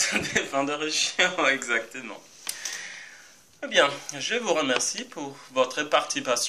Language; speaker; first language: French; non-native, fluent; Portuguese